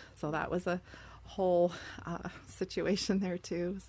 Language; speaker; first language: English; native; English